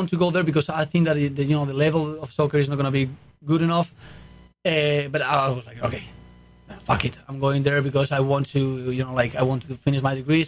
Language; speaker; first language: English; non-native, fluent; Spanish